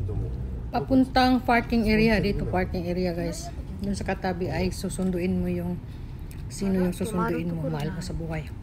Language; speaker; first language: Filipino; native; Filipino